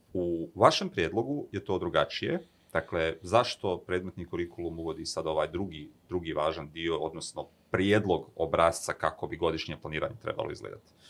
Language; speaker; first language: Bosnian; native; Bosnian